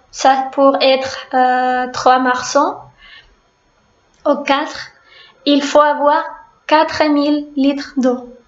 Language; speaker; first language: French; non-native, fluent; Spanish